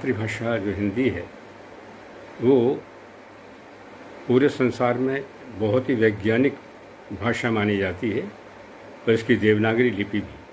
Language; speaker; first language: Hindi; native; Hindi